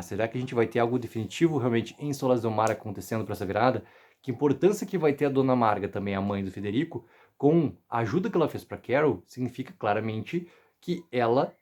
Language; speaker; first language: Portuguese; native; Portuguese